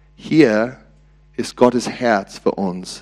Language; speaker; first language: German; non-native, learner; English